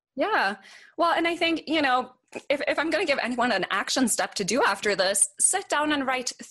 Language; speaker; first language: English; non-native, fluent; Norwegian